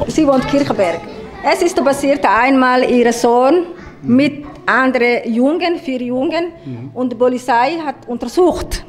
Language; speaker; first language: German; non-native, learner; Somali